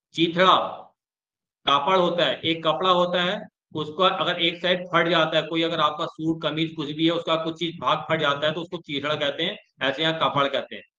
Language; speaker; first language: Hindi; native; Hindi